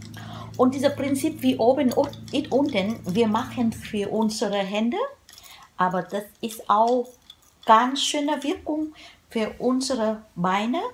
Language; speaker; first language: German; non-native, learner; Vietnamese